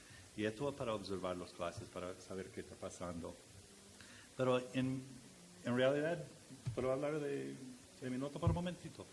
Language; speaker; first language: Spanish; non-native, learner; English